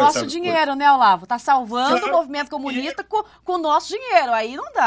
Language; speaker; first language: Portuguese; native; Portuguese